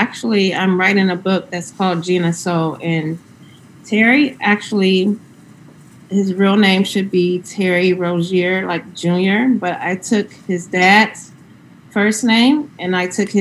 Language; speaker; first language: English; native; English